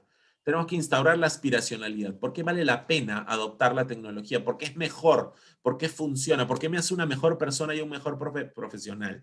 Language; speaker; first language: Spanish; native; Spanish